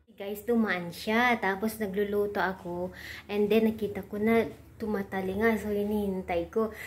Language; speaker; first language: Filipino; non-native, local second language; Iloko